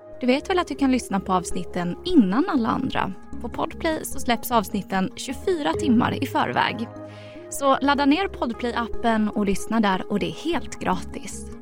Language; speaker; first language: Swedish; native; Swedish